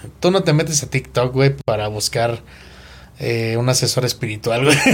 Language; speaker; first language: Spanish; native; Spanish